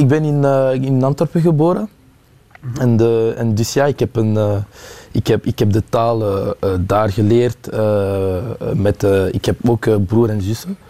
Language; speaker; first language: Dutch; non-native, local second language; French